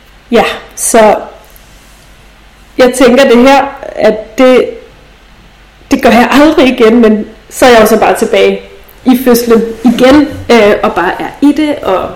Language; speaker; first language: Danish; native; Danish